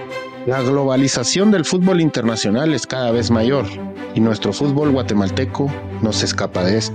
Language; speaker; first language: Spanish; native; Spanish